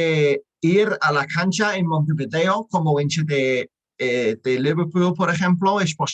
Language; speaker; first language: Spanish; non-native, learner; English